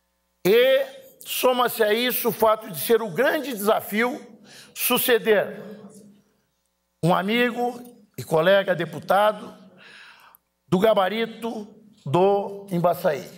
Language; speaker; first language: Portuguese; native; Portuguese